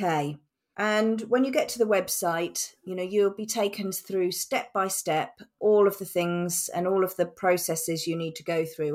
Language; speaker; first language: English; native; English